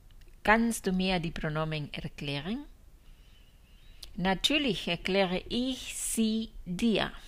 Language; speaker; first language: German; non-native, fluent; Spanish